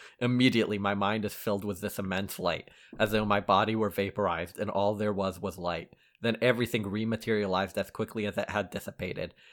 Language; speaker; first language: English; early bilingual, other home language; Arabic